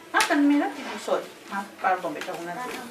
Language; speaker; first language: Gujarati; early bilingual, heritage; Gujarati